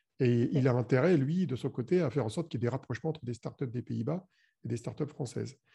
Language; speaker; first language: French; native; French